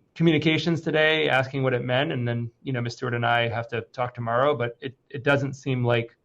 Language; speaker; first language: English; native; English